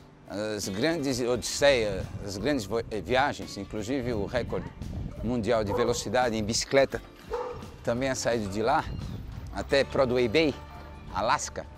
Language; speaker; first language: Portuguese; non-native, fluent; Spanish